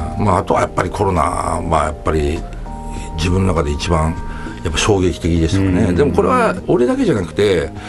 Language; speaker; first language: Japanese; native; Japanese